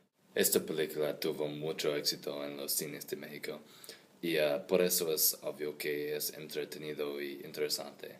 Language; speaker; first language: Spanish; non-native, learner; English